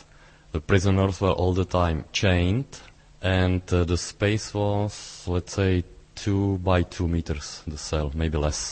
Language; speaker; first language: English; non-native, fluent; Czech